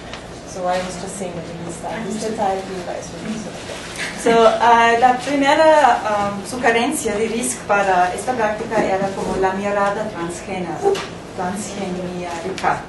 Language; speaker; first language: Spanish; non-native, fluent; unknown